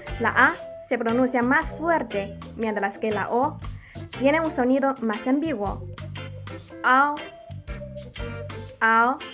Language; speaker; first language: Spanish; non-native, fluent; Chinese